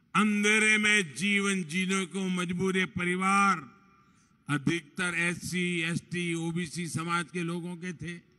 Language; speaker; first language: Hindi; non-native, local second language; Gujarati